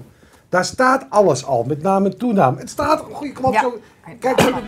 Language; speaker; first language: Dutch; native; Dutch